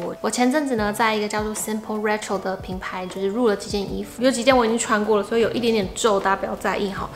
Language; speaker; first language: Chinese; native; Chinese